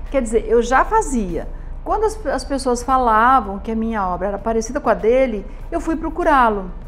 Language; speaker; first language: Portuguese; native; Portuguese